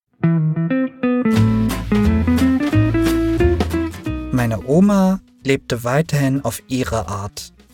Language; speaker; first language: German; early bilingual, other home language; Turkish